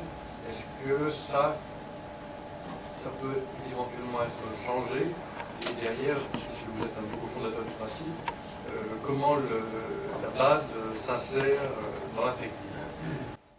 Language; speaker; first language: French; native; French